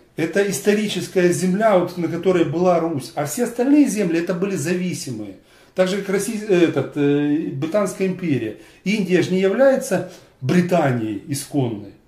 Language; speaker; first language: Russian; native; Russian